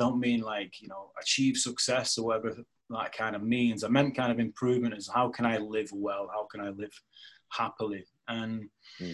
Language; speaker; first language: English; native; English